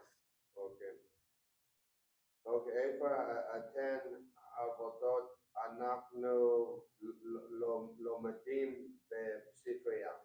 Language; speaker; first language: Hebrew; non-native, learner; English